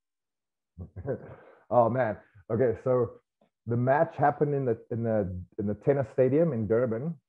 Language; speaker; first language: English; native; English